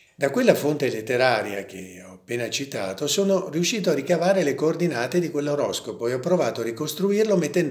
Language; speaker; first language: Italian; native; Italian